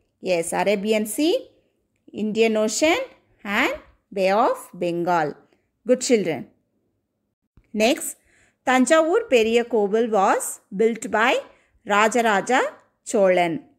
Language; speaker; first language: English; non-native, local second language; Tamil